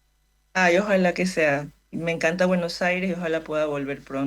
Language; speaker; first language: Spanish; native; Spanish